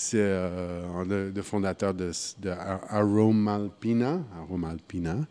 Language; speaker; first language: French; non-native, fluent; English